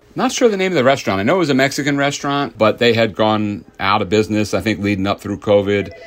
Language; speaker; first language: English; native; English